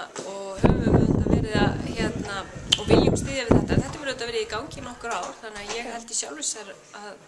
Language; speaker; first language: Icelandic; native; Icelandic